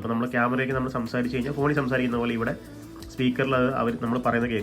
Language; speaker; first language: Malayalam; native; Malayalam